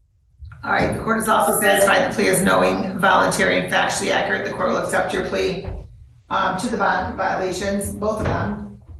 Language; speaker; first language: English; native; English